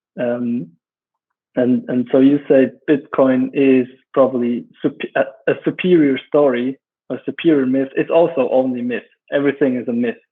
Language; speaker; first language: English; non-native, fluent; German